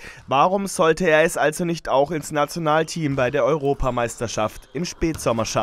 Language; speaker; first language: German; native; German